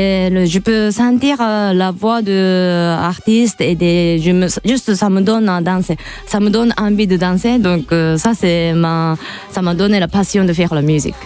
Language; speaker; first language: French; non-native, fluent; Japanese